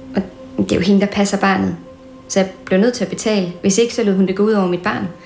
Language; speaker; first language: Danish; non-native, fluent; Thai